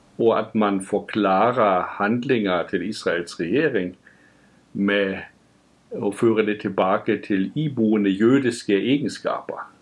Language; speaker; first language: Norwegian; non-native, fluent; German